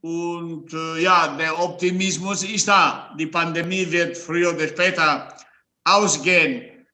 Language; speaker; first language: German; non-native, fluent; Italian